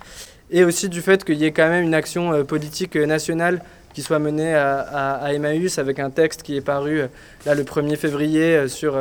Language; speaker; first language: French; native; French